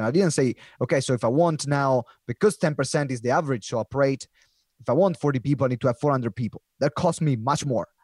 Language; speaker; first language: English; non-native, fluent; Italian